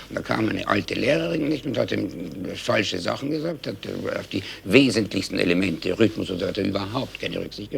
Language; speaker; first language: German; native; German